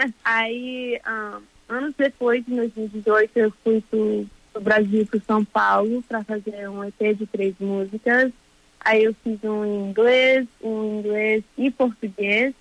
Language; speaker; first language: Portuguese; early bilingual, heritage; Portuguese